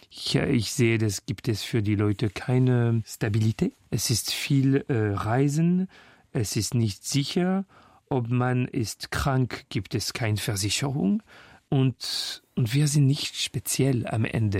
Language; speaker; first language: German; non-native, fluent; French